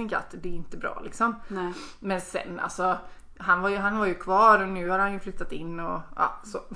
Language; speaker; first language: Swedish; native; Swedish